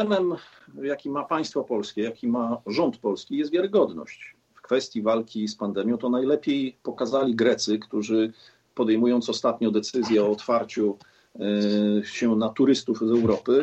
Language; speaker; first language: Polish; native; Polish